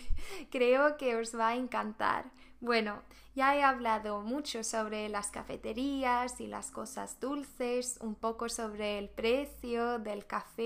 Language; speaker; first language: Spanish; non-native, fluent; Swedish